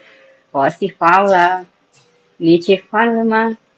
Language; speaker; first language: Chinese; non-native, learner; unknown